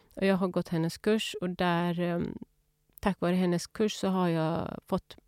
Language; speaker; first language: Swedish; early bilingual, other home language; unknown